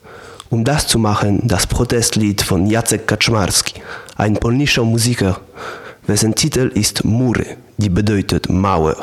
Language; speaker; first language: German; non-native, learner; Polish